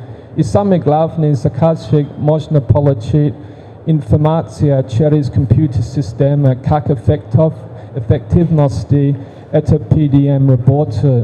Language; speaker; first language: Russian; non-native, learner; English